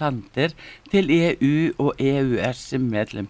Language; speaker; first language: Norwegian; non-native, learner; Icelandic